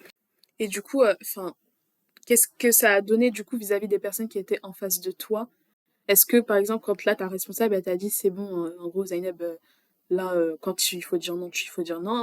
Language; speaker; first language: French; native; French